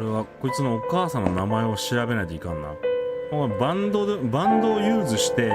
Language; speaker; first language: Japanese; native; Japanese